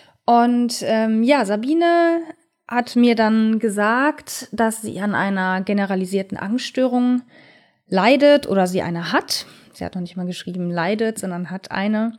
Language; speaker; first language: German; native; German